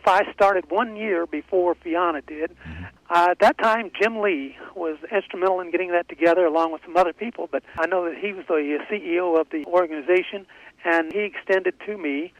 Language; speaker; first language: English; native; English